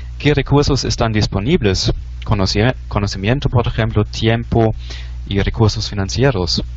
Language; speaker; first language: Spanish; non-native, fluent; German